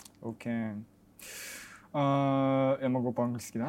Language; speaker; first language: Russian; non-native, learner; Japanese